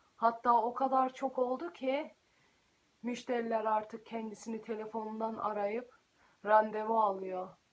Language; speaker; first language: Turkish; early bilingual, heritage; Turkish